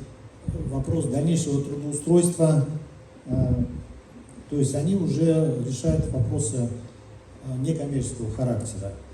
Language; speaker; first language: Russian; native; Russian